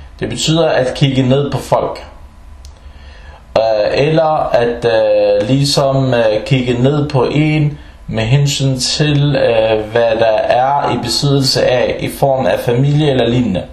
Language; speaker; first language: Danish; early bilingual, other home language; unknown